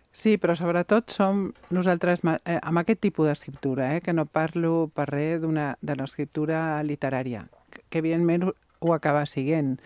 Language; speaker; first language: Catalan; non-native, local second language; Spanish